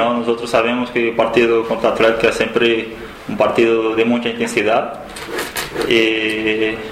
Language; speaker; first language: Spanish; non-native, learner; Portuguese